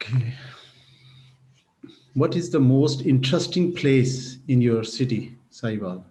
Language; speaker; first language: English; non-native, fluent; Hindi